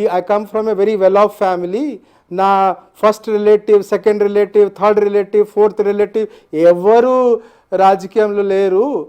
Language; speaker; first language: Telugu; non-native, fluent; Hindi